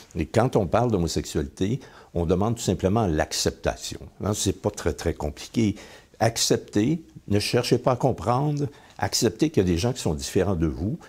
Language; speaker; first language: French; native; French